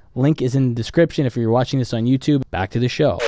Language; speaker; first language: English; native; English